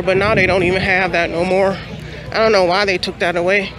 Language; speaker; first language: English; native; English